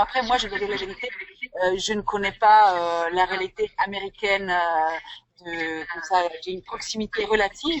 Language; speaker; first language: French; native; French